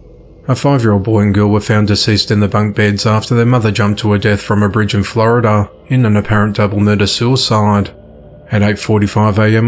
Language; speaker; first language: English; native; English